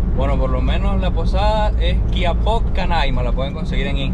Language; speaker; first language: Spanish; native; Spanish